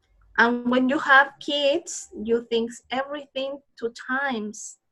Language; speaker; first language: English; non-native, learner; Spanish